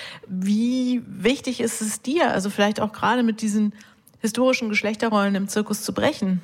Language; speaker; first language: German; native; German